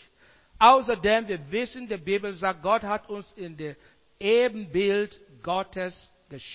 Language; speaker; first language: German; non-native, learner; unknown